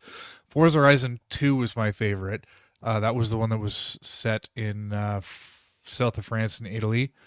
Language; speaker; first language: English; native; English